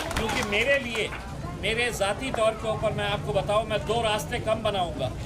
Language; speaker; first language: Hindi; non-native, local second language; Marathi